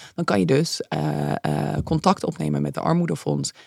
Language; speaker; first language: Dutch; early bilingual, other home language; English